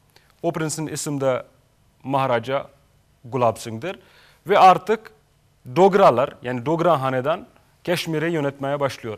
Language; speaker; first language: Turkish; non-native, fluent; Kashmiri